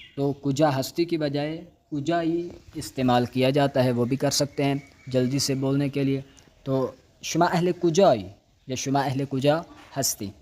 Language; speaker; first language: Urdu; native; Urdu